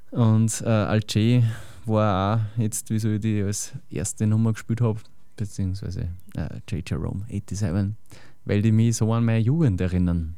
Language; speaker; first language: German; native; German